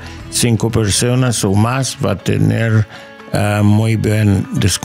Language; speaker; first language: Spanish; non-native, learner; English